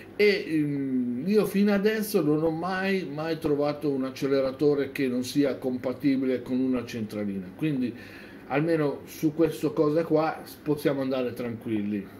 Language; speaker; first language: Italian; native; Italian